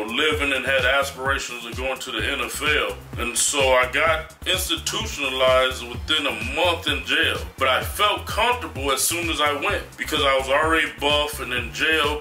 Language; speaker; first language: English; native; English